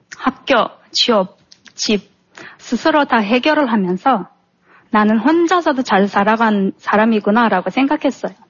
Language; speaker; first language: Korean; non-native, fluent; Turkmen